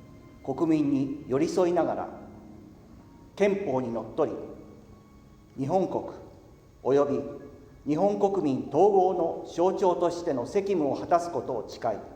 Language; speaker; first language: Japanese; native; Japanese